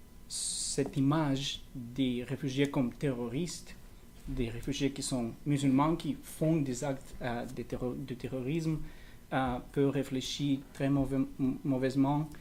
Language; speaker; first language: French; non-native, learner; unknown